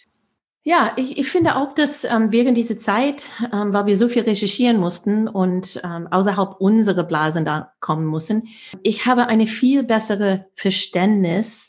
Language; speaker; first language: German; non-native, fluent; English